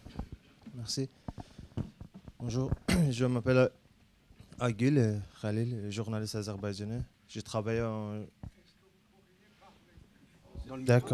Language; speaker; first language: French; non-native, learner; Azerbaijani